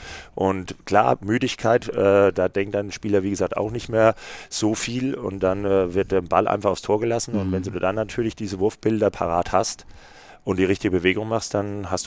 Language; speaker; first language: German; native; German